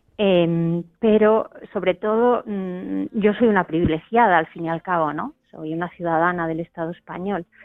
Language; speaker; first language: Spanish; native; Spanish